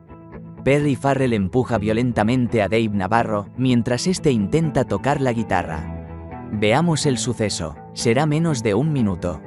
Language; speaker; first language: Spanish; native; Spanish